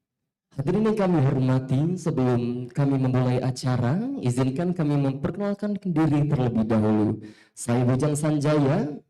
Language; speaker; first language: Indonesian; native; Indonesian